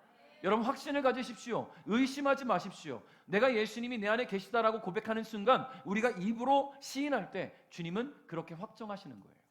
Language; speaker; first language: Korean; native; Korean